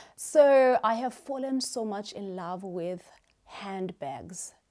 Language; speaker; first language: English; non-native, local second language; Xhosa